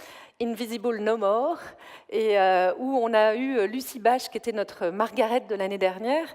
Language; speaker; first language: French; native; French